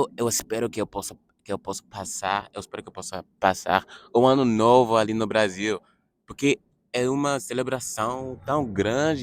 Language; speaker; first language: Portuguese; non-native, fluent; English